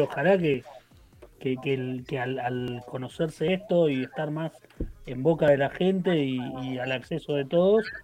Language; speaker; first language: Spanish; native; Spanish